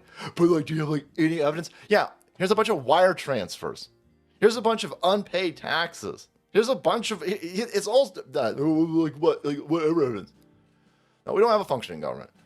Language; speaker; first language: English; native; English